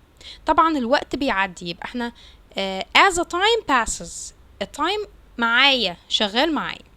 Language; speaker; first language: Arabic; native; Arabic